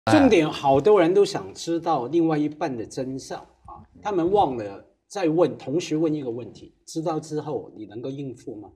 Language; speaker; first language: Chinese; native; Chinese